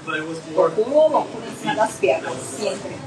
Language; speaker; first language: Spanish; non-native, learner; Portuguese